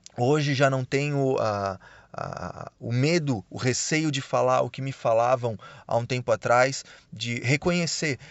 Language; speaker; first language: Portuguese; native; Portuguese